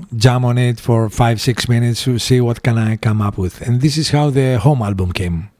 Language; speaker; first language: English; early bilingual, other home language; Greek